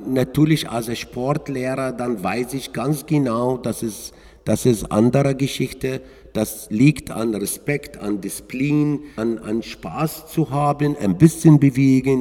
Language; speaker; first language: German; non-native, learner; Arabic